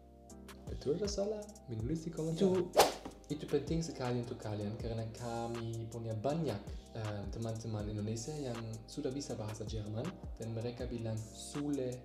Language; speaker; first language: Indonesian; non-native, learner; German